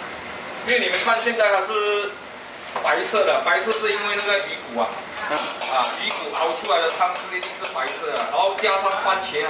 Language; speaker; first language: Chinese; native; Chinese